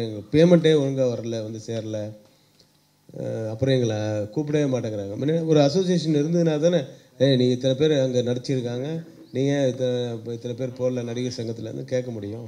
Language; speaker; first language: Tamil; native; Tamil